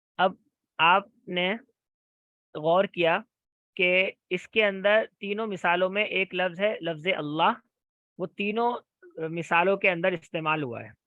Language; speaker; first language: Urdu; native; Urdu